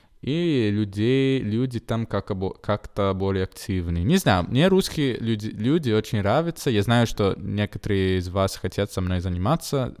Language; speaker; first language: Russian; non-native, fluent; Italian